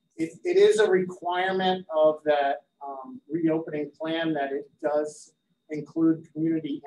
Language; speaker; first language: English; native; English